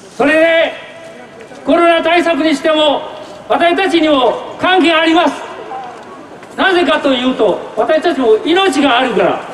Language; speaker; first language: Japanese; non-native, fluent; Burmese